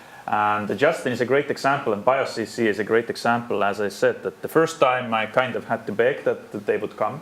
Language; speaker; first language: English; non-native, fluent; Estonian